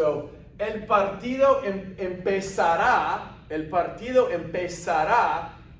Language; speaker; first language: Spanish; non-native, fluent; English